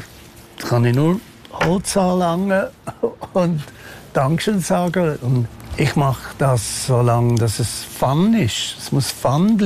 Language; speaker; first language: German; non-native, fluent; Maltese